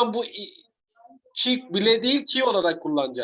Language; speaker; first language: Turkish; native; Turkish